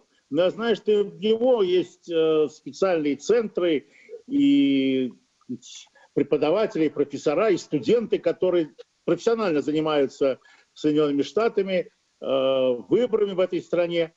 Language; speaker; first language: Russian; native; Russian